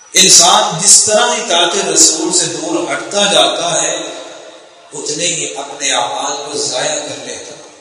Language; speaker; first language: Urdu; native; Urdu